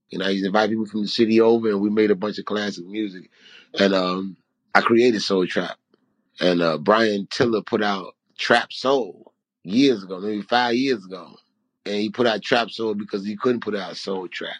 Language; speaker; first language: English; native; English